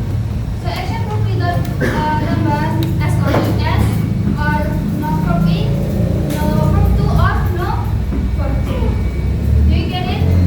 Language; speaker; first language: English; non-native, learner; Indonesian